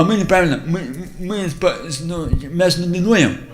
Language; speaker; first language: Russian; non-native, local second language; Lithuanian